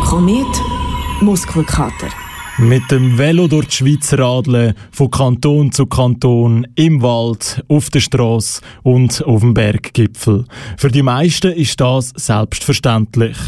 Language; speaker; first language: German; native; German